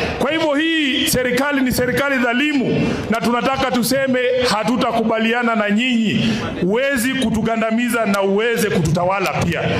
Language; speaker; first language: Swahili; native; Swahili